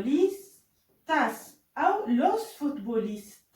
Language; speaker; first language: Spanish; non-native, fluent; Arabic